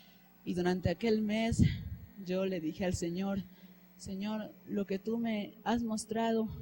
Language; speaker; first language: Spanish; native; Spanish